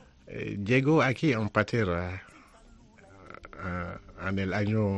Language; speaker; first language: Spanish; non-native, learner; Wolof